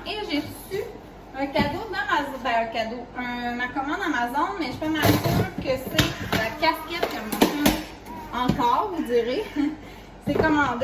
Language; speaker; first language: French; native; French